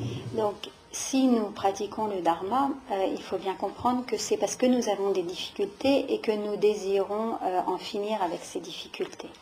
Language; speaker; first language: French; native; French